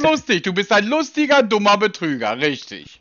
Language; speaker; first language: German; native; German